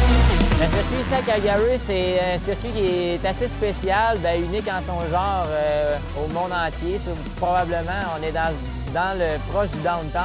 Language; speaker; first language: French; native; French